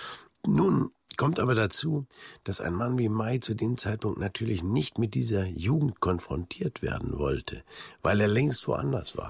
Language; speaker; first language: German; native; German